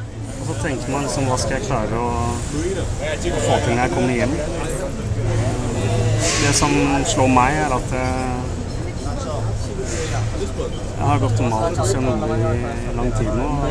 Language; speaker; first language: Norwegian; native; Norwegian